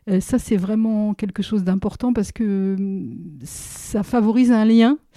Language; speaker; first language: French; native; French